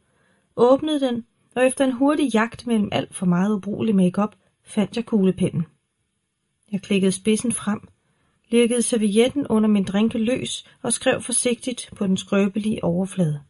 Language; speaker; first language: Danish; native; Danish